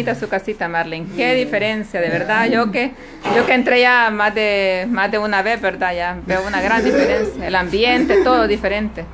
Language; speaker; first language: Spanish; native; Spanish